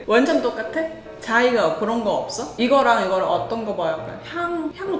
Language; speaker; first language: Korean; non-native, fluent; Thai